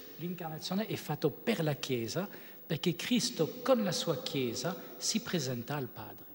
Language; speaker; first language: Italian; non-native, fluent; French